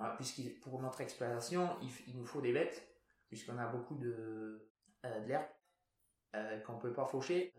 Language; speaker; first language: French; non-native, local second language; Luxembourgish